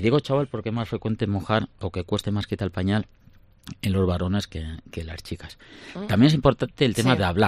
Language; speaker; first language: Spanish; native; Spanish